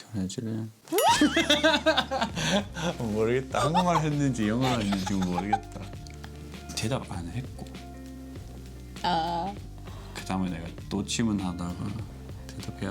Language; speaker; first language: Korean; non-native, learner; English